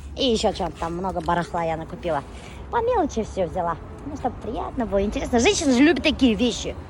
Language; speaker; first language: Russian; non-native, local second language; Bashkir